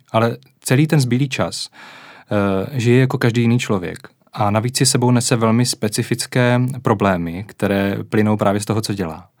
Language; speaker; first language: Czech; native; Czech